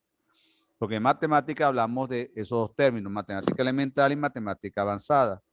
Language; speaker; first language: Spanish; native; Spanish